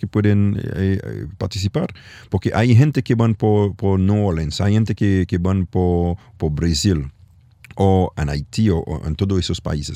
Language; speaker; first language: Spanish; non-native, learner; French